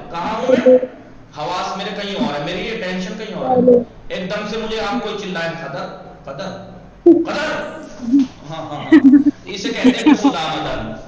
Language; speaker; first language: Urdu; native; Urdu